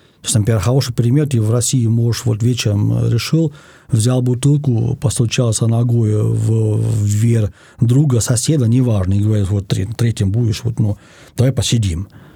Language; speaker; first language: Russian; non-native, fluent; German